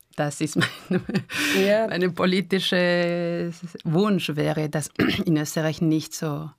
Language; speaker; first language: German; non-native, fluent; Spanish